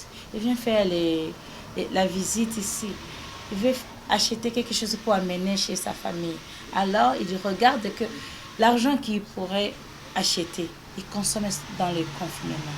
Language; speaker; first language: French; non-native, local second language; Rundi